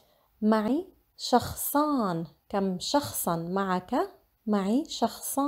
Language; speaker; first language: Arabic; non-native, fluent; English